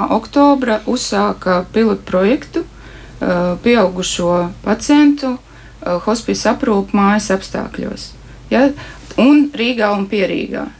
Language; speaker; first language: Latvian; native; Latvian